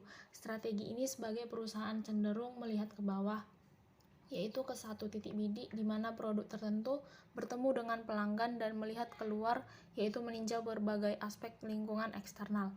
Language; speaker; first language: Indonesian; native; Indonesian